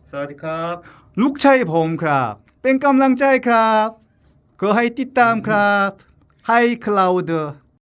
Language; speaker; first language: Thai; non-native, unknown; Korean